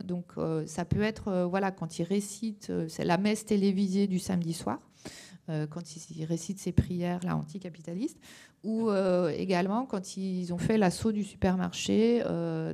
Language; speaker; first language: French; native; French